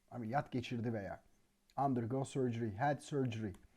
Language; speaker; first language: English; non-native, fluent; Turkish